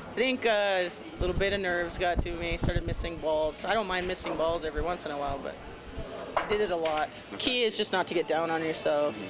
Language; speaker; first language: English; native; English